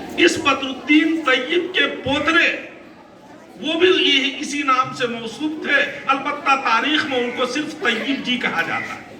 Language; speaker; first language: Urdu; native; Urdu